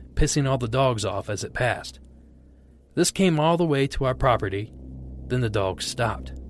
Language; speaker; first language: English; non-native, fluent; Portuguese